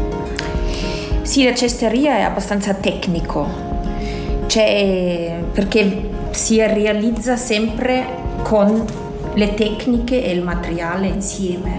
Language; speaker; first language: Italian; non-native, fluent; German